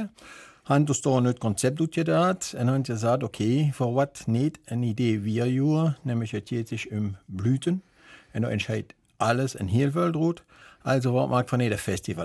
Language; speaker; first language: German; native; German